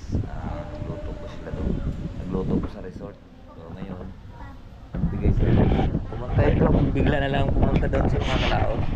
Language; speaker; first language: Filipino; native; Filipino